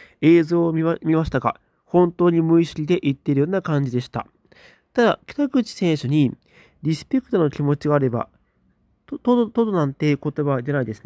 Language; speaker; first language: Japanese; native; Japanese